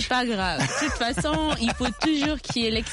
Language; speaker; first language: French; non-native, local second language; Bambara